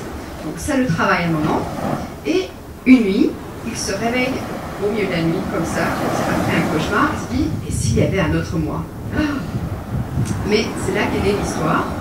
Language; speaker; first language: French; native; French